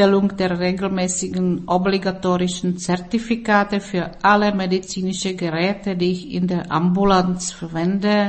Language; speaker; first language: German; non-native, fluent; Czech